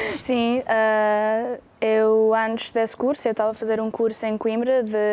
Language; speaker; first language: Portuguese; non-native, fluent; English